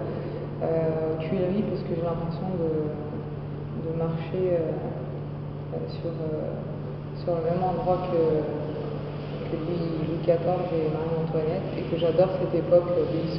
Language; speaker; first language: French; non-native, local second language; Arabic